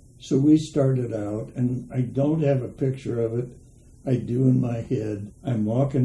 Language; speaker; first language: English; native; English